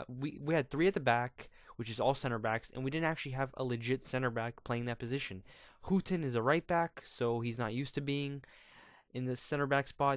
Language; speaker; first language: English; native; English